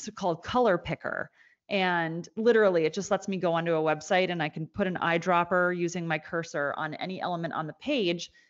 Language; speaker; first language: English; native; English